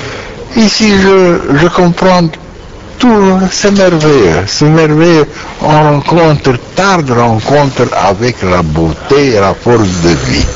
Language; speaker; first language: French; non-native, learner; Romanian